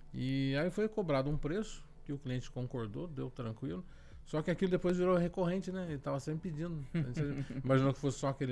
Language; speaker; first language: Portuguese; native; Portuguese